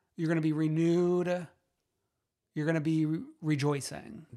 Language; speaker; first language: English; early bilingual, other home language; Italian